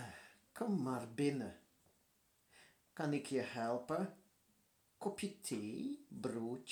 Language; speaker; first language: Dutch; non-native, learner; French